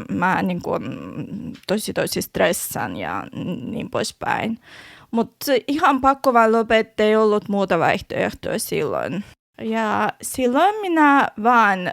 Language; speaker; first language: Finnish; non-native, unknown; Russian